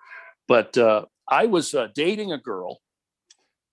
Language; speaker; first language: English; native; English